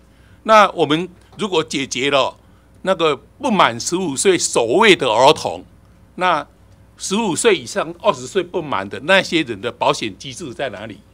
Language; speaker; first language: Chinese; native; Chinese